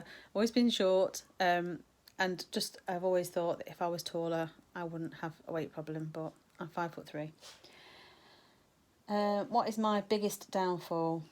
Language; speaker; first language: English; native; English